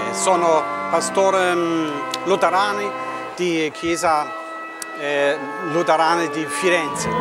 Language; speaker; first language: Italian; non-native, fluent; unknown